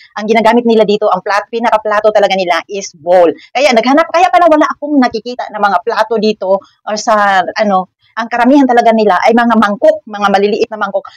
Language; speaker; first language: Filipino; native; Filipino